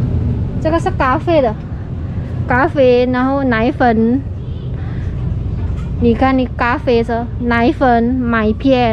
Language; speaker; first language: Chinese; non-native, fluent; Javanese